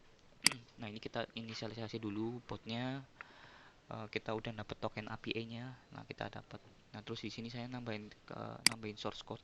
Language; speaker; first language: Indonesian; native; Indonesian